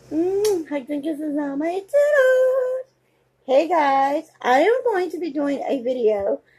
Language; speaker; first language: English; native; English